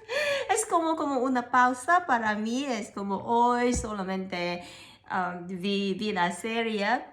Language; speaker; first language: Spanish; non-native, learner; Cantonese